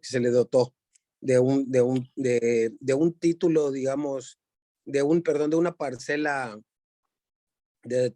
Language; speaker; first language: Spanish; native; Spanish